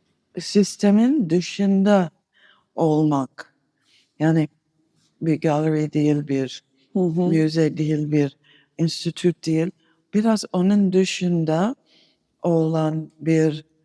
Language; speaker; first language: Turkish; non-native, fluent; English